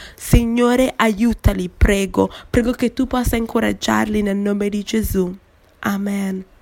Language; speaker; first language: Italian; non-native, fluent; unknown